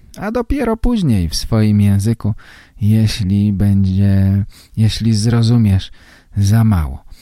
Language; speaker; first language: Polish; native; Polish